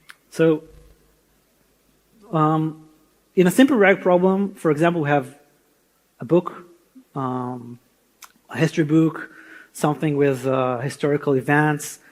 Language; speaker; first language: English; non-native, fluent; Hebrew